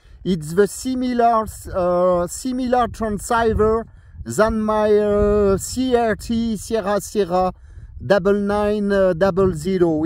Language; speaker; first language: English; non-native, learner; French